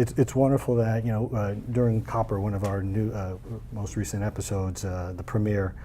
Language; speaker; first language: English; native; English